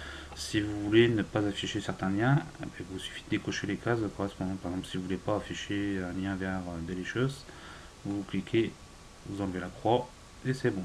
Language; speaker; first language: French; native; French